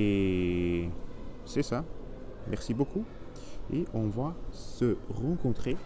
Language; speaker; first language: French; non-native, learner; Spanish